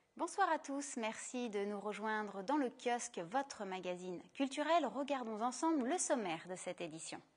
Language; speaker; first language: French; native; French